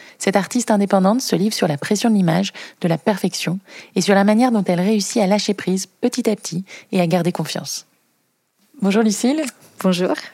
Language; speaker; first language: French; native; French